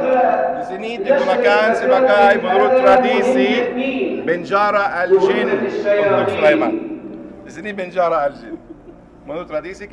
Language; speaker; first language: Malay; non-native, learner; Arabic